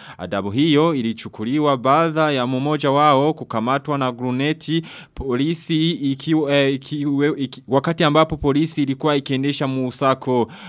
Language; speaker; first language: Swahili; non-native, local second language; Rundi